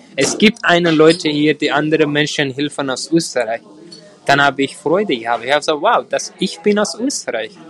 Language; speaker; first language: German; non-native, learner; Persian